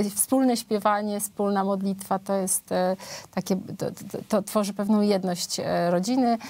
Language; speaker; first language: Polish; native; Polish